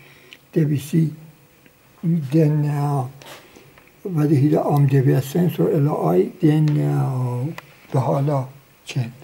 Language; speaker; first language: Danish; non-native, local second language; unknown